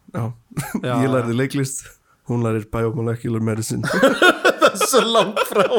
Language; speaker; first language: Icelandic; early bilingual, other home language; Portuguese